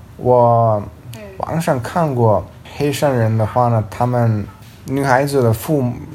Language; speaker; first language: Chinese; non-native, fluent; Serbian